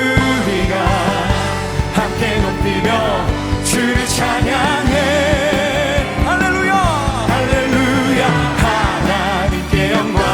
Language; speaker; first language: Korean; native; Korean